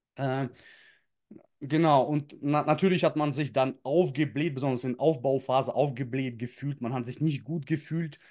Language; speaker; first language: German; early bilingual, other home language; Russian